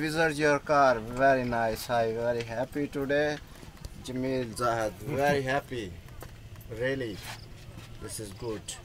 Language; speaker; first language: English; non-native, learner; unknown